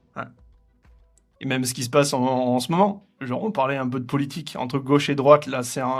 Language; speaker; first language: French; native; French